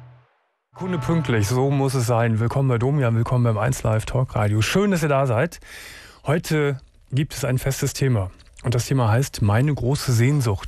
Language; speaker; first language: German; native; German